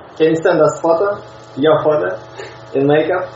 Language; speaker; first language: English; non-native, learner; Russian